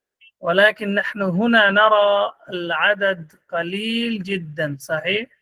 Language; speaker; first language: Arabic; non-native, fluent; Bangla